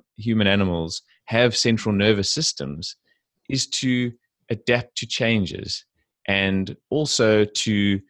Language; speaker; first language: English; native; English